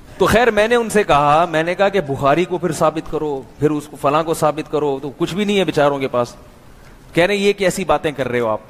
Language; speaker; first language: Urdu; native; Urdu